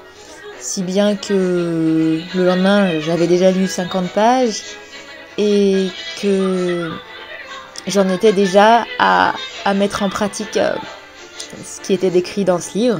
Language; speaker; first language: French; native; French